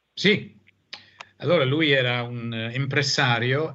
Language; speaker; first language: Italian; non-native, fluent; English